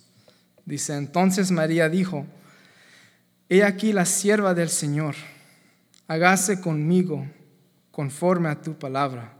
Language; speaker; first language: Spanish; native; Spanish